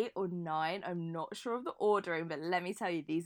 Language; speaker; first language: English; native; English